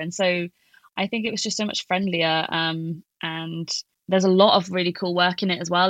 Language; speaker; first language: English; native; English